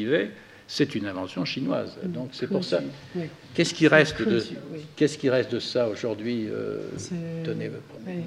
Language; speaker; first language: French; native; French